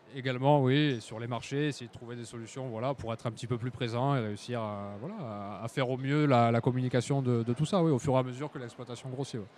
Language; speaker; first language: French; native; French